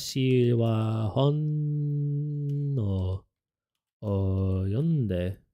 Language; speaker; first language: Japanese; non-native, learner; English